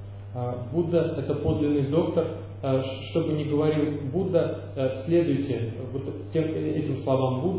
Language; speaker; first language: Russian; native; Russian